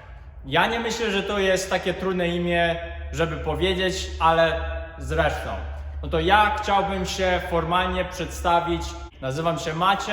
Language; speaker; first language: Polish; early bilingual, heritage; Polish